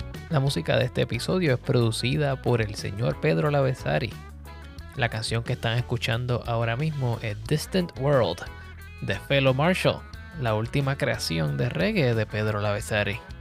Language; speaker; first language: Spanish; native; Spanish